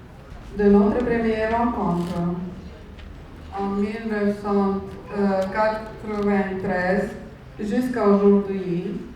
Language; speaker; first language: French; non-native, fluent; Romanian